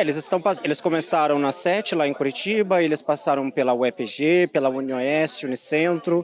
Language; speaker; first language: Portuguese; native; Portuguese